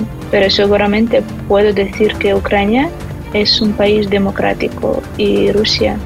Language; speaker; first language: Spanish; non-native, fluent; Ukrainian